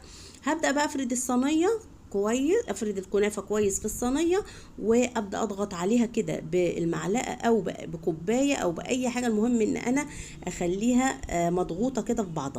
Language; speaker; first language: Arabic; native; Arabic